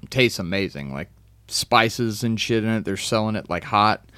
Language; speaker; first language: English; early bilingual, other home language; Romanian